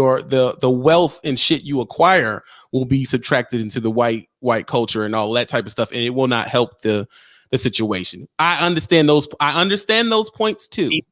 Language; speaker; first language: English; native; English